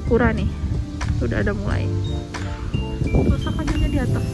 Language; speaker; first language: Japanese; non-native, learner; Indonesian